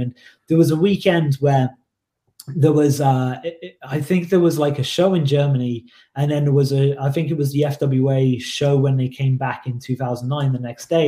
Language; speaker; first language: English; native; English